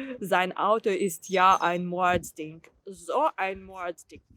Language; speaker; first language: German; non-native, fluent; Ukrainian